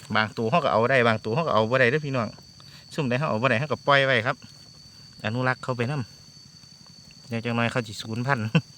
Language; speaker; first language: Thai; native; Thai